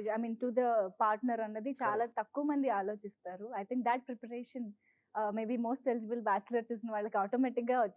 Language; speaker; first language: Telugu; native; Telugu